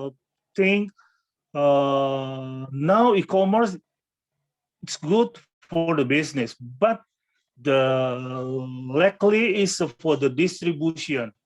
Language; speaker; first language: English; non-native, fluent; Indonesian